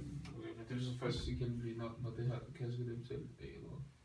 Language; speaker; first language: Danish; native; Danish